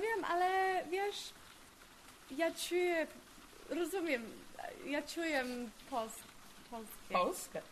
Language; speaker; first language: Polish; early bilingual, heritage; English